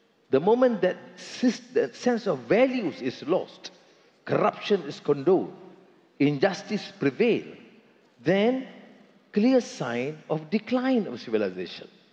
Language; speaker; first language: English; non-native, local second language; Malay